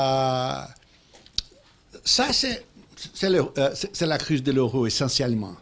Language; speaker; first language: French; non-native, fluent; Portuguese